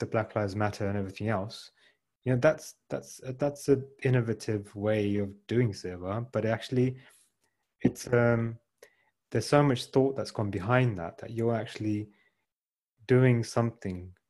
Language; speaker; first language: English; native; English